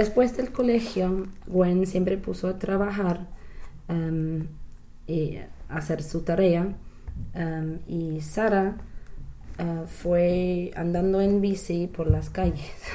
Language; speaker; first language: Spanish; non-native, learner; English